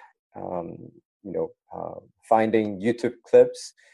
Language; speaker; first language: English; native; English